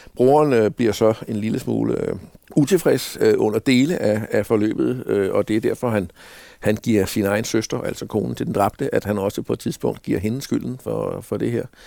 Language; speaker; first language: Danish; native; Danish